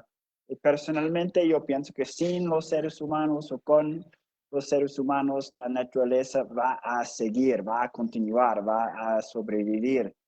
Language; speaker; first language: Spanish; non-native, fluent; English